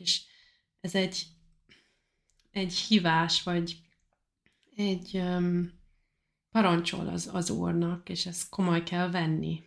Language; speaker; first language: Hungarian; non-native, learner; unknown